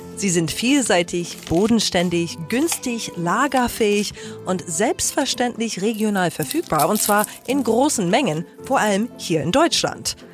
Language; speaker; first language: German; native; German